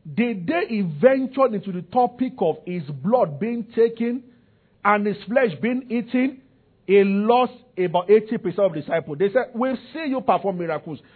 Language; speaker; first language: English; non-native, local second language; Yoruba